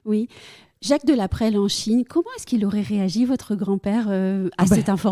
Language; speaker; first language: French; native; French